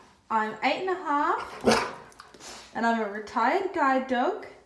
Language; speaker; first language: English; native; English